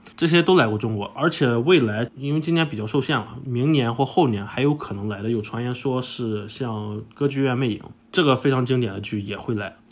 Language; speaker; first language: Chinese; non-native, fluent; English